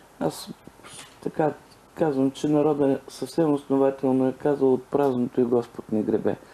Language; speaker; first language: Bulgarian; native; Bulgarian